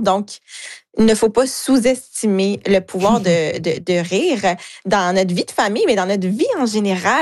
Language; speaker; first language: French; native; French